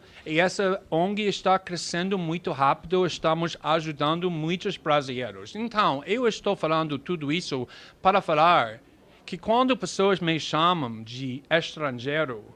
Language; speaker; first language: Portuguese; non-native, fluent; English